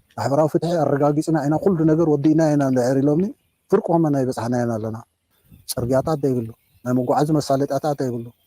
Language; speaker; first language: Tigrinya; native; Tigrinya